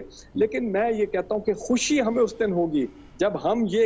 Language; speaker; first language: Urdu; native; Urdu